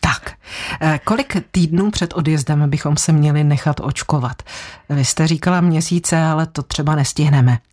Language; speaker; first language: Czech; native; Czech